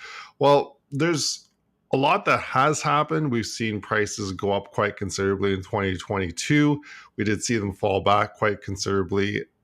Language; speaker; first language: English; native; English